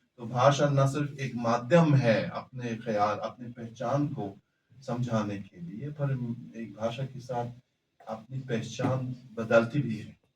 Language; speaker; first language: Hindi; non-native, fluent; German